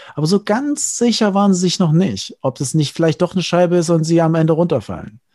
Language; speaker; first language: German; native; German